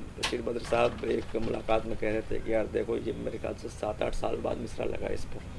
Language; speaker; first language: Hindi; native; Hindi